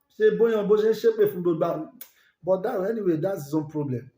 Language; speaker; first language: English; non-native, local second language; Yoruba